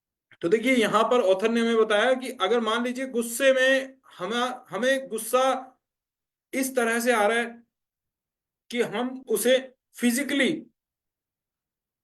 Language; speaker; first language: Hindi; native; Hindi